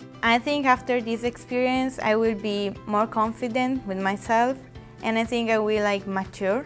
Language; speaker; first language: English; non-native, fluent; Italian